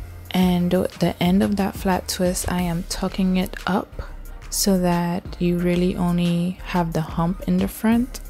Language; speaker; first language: English; native; English